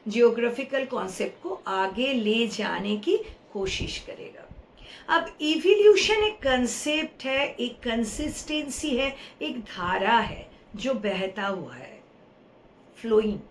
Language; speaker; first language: Hindi; non-native, local second language; Bangla